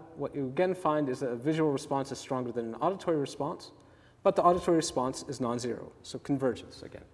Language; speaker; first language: English; native; English